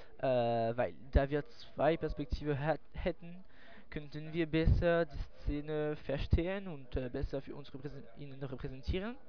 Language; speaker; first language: German; non-native, learner; French